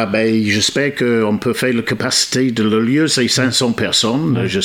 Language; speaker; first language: French; non-native, fluent; English